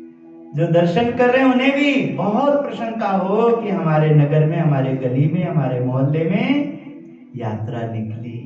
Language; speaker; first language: Hindi; native; Hindi